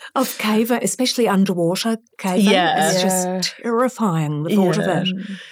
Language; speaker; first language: English; native; English